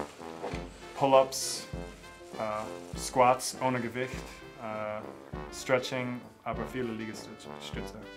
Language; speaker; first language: German; non-native, fluent; English